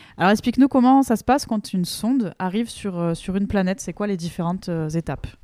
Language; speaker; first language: French; native; French